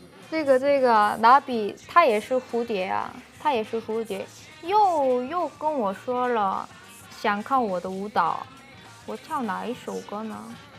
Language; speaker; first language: Chinese; non-native, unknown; Korean